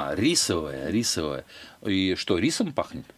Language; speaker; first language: Russian; native; Russian